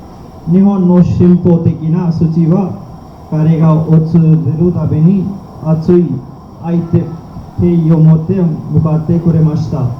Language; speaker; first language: Japanese; non-native, fluent; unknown